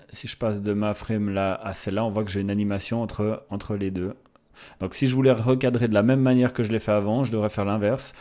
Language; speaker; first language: French; native; French